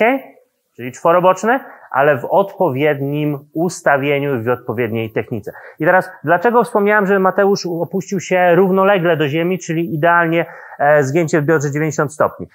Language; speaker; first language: Polish; native; Polish